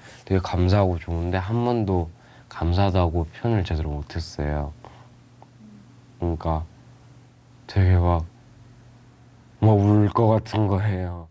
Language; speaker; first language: Korean; early bilingual, other home language; Urdu